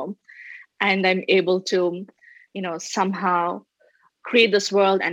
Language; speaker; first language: English; non-native, fluent; Tamil